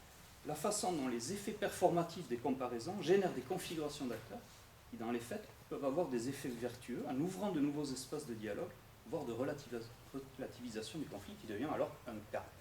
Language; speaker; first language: French; native; French